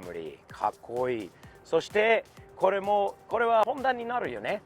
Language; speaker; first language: Japanese; non-native, fluent; English